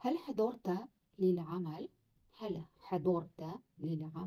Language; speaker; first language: Arabic; non-native, learner; Kazakh